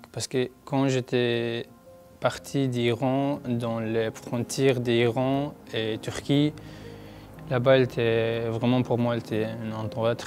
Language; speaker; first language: French; non-native, learner; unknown